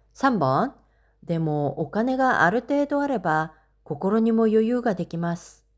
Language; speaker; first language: Japanese; non-native, fluent; Korean